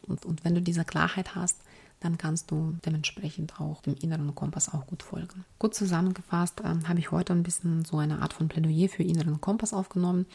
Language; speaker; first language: German; non-native, fluent; Ukrainian